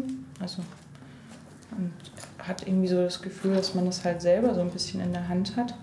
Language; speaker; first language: German; native; German